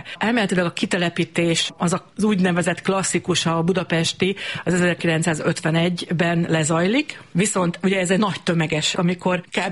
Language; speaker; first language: Hungarian; native; Hungarian